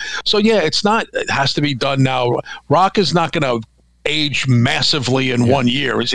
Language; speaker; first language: English; native; English